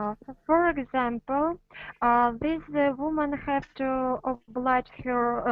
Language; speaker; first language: English; non-native, learner; Russian